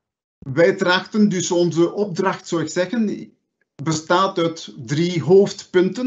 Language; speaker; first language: Dutch; non-native, local second language; French